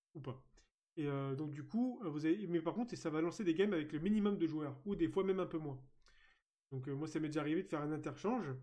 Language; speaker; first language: French; native; French